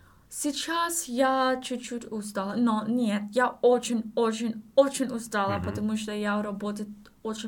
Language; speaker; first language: Russian; non-native, learner; English